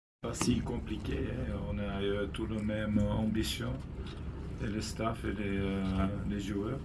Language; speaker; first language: French; non-native, fluent; Dutch